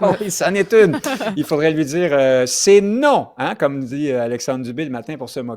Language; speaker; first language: French; native; French